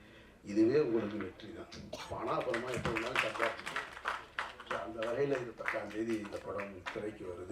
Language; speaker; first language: Tamil; native; Tamil